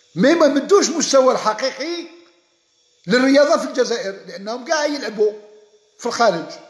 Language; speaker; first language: French; non-native, local second language; Arabic